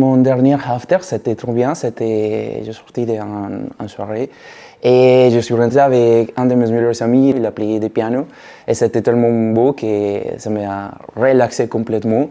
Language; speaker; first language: French; non-native, fluent; Spanish